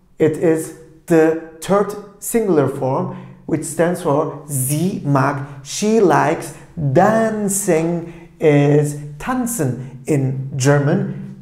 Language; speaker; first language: English; non-native, fluent; Turkish